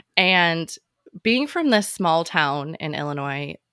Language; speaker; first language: English; native; English